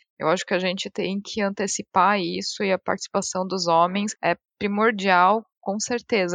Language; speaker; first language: Portuguese; native; Portuguese